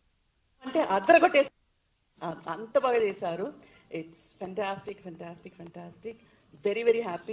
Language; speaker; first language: Telugu; non-native, local second language; Tamil